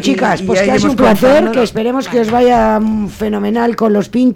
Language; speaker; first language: Spanish; native; Spanish